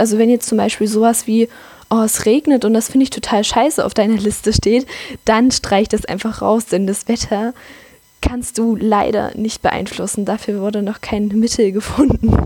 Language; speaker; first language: German; native; German